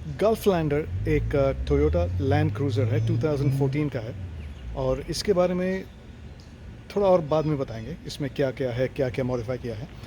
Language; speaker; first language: Hindi; non-native, local second language; Tamil